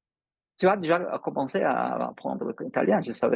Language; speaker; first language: French; non-native, fluent; English